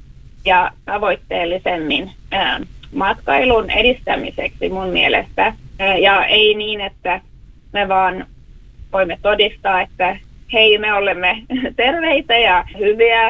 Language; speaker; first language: Finnish; non-native, local second language; Swedish